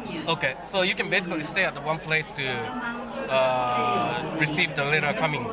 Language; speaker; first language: English; non-native, fluent; Japanese